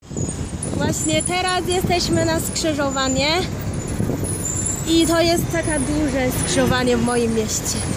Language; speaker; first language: Polish; non-native, learner; Chinese